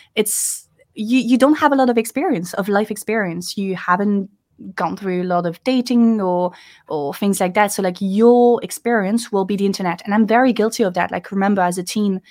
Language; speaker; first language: English; non-native, fluent; French